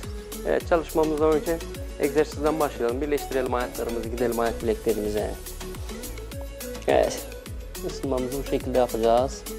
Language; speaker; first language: Turkish; native; Turkish